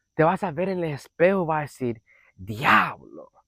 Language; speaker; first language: Spanish; early bilingual, heritage; Spanish